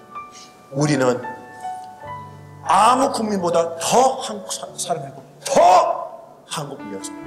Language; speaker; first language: Korean; early bilingual, heritage; Korean